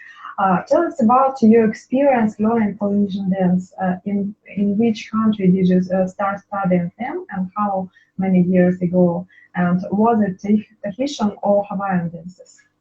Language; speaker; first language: English; non-native, learner; Russian